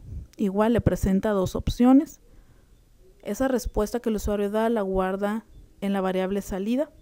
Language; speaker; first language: Spanish; native; Spanish